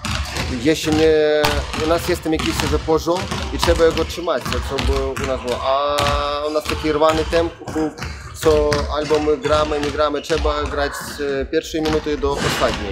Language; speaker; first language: Polish; non-native, fluent; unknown